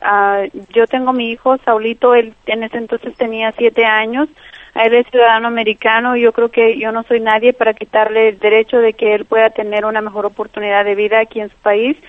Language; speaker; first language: Spanish; native; Spanish